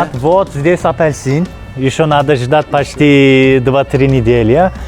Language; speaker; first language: Russian; non-native, fluent; Turkish